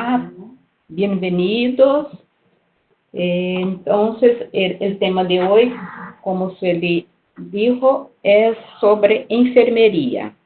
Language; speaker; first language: Spanish; non-native, fluent; Portuguese